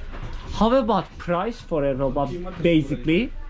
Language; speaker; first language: English; non-native, learner; Turkish